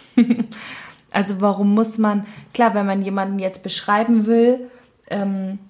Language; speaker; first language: German; native; German